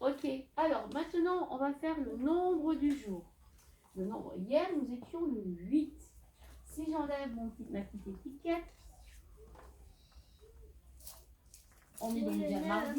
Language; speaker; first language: French; native; French